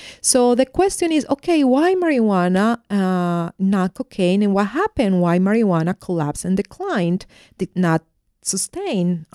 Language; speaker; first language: English; non-native, fluent; Spanish